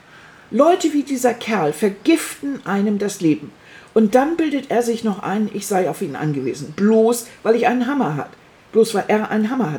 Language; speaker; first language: German; native; German